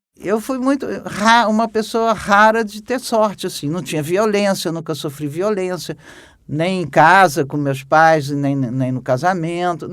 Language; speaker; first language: Portuguese; native; Portuguese